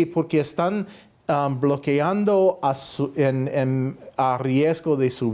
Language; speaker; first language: Spanish; non-native, fluent; English